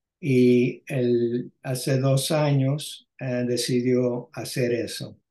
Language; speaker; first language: Spanish; early bilingual, heritage; Spanish